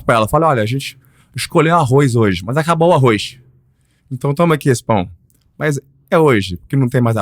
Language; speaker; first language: Portuguese; early bilingual, heritage; Portuguese